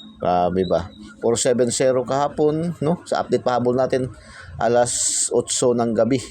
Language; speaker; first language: Filipino; non-native, local second language; Cebuano